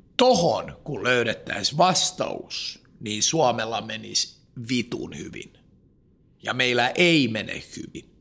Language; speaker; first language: Finnish; non-native, local second language; Swedish